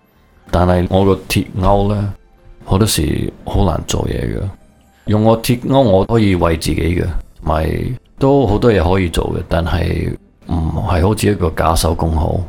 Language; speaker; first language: Cantonese; early bilingual, heritage; Cantonese